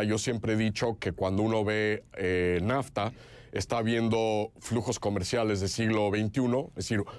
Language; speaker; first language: Spanish; native; Spanish